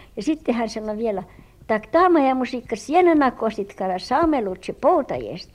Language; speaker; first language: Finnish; early bilingual, heritage; Finnish